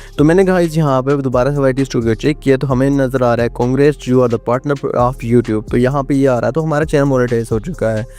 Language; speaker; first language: Urdu; non-native, local second language; Northern Hindko